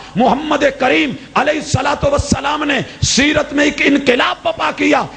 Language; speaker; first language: Urdu; non-native, local second language; Punjabi